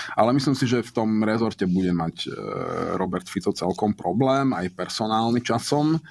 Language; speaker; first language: Slovak; non-native, local second language; Hungarian